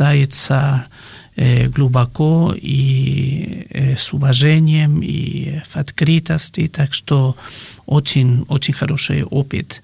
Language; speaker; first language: Russian; non-native, fluent; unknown